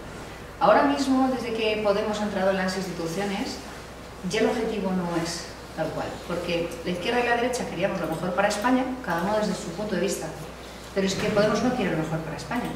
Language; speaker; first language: Spanish; native; Spanish